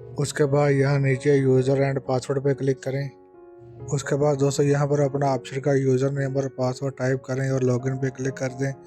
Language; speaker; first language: Urdu; non-native, local second language; Punjabi